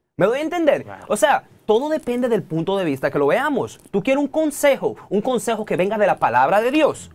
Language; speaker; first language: Spanish; native; Spanish